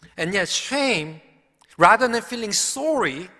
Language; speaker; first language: English; early bilingual, other home language; Korean